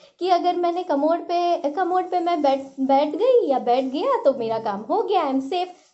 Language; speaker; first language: Hindi; non-native, local second language; Marathi